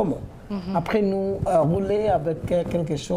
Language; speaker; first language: French; non-native, learner; Bangla